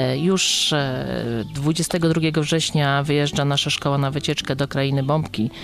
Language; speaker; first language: Polish; native; Polish